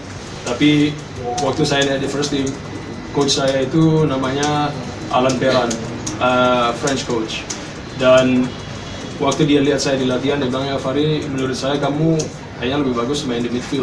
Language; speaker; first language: Indonesian; early bilingual, heritage; Indonesian